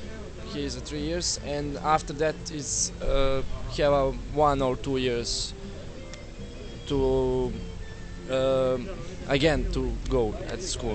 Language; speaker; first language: English; non-native, learner; Serbian